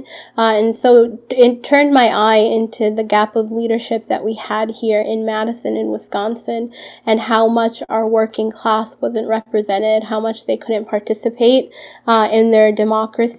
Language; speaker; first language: English; early bilingual, other home language; Arabic